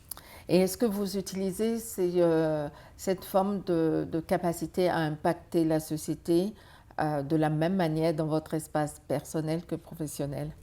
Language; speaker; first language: French; native; French